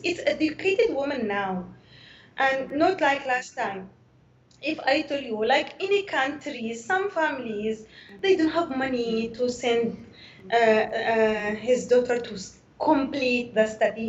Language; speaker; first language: English; non-native, learner; Arabic